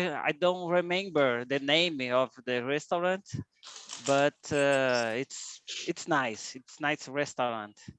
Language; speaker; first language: English; non-native, learner; Portuguese